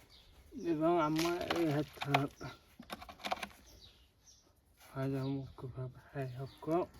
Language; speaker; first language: Arabic; native; Arabic